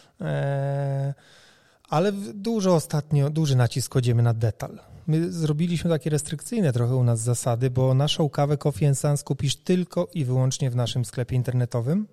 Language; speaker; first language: Polish; native; Polish